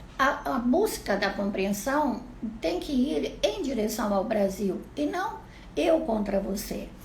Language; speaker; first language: Portuguese; non-native, fluent; Italian